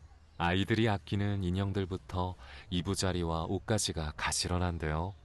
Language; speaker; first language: Korean; native; Korean